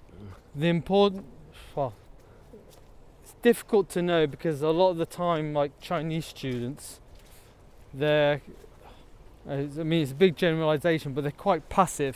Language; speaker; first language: English; native; English